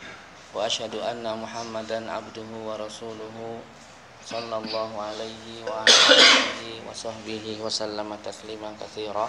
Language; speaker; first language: Arabic; non-native, fluent; Indonesian